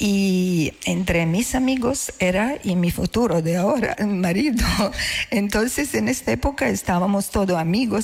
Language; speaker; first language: Spanish; non-native, learner; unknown